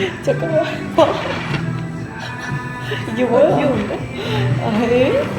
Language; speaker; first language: Korean; non-native, fluent; Japanese